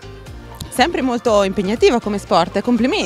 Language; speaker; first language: Italian; native; Italian